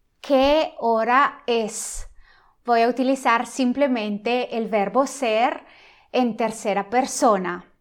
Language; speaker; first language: Spanish; non-native, fluent; Italian